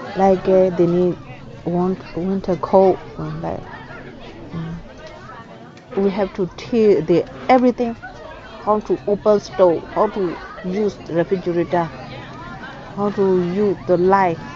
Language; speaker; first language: English; non-native, learner; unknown